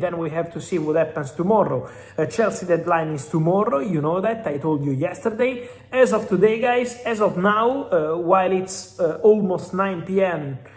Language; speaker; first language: English; non-native, fluent; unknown